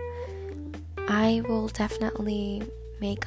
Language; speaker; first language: English; non-native, fluent; Swedish